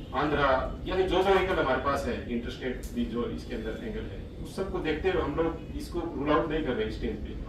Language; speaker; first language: Hindi; non-native, local second language; Marathi